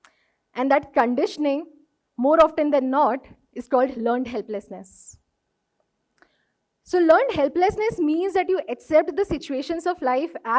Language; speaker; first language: English; non-native, local second language; Hindi